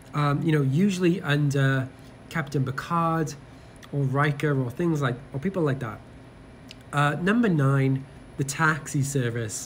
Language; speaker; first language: English; native; English